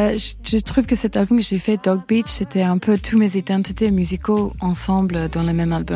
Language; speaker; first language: French; non-native, fluent; English